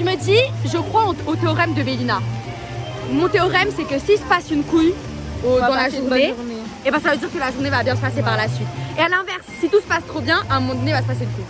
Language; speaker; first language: French; native; French